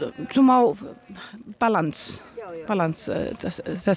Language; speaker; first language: Icelandic; non-native, learner; Danish